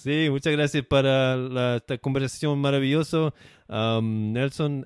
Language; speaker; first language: Spanish; non-native, fluent; English